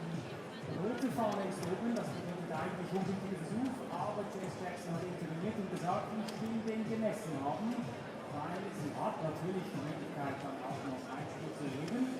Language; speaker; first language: German; native; German